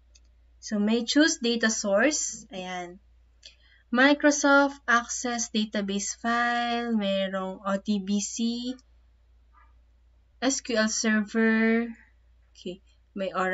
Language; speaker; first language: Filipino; native; Filipino